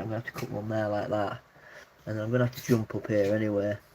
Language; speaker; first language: English; native; English